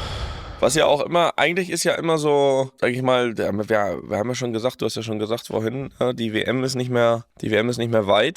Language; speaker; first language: German; native; German